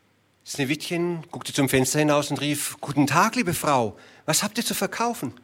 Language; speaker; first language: German; native; German